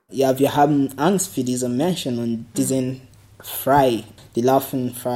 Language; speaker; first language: German; non-native, learner; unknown